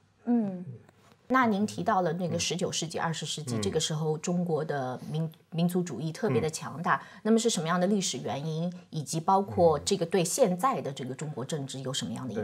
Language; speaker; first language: Chinese; native; Chinese